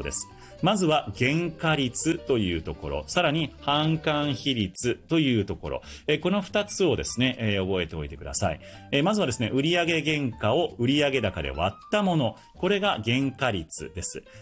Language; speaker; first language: Japanese; native; Japanese